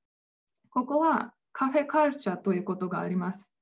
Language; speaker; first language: Japanese; non-native, fluent; Slovenian